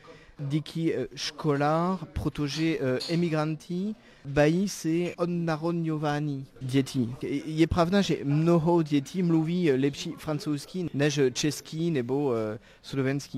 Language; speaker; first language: Czech; non-native, fluent; French